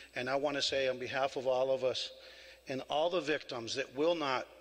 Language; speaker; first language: English; early bilingual, other home language; Spanish